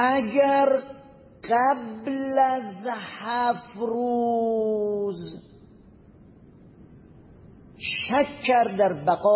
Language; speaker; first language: Persian; native; Persian